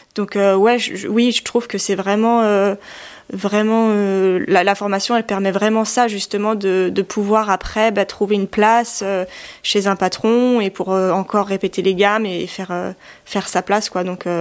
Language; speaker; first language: French; native; French